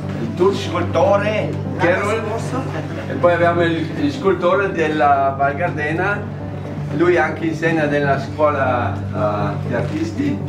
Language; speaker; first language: Italian; non-native, local second language; German